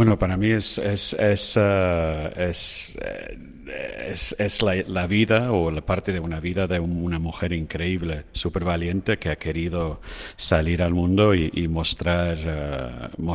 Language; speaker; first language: Spanish; non-native, fluent; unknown